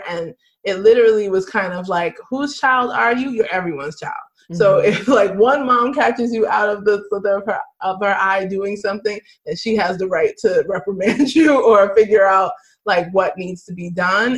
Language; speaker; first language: English; native; English